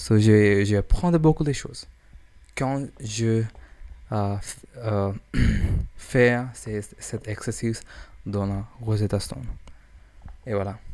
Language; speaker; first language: French; non-native, learner; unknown